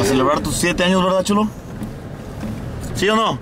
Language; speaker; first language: Spanish; early bilingual, other home language; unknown